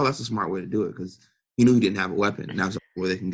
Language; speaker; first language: English; native; English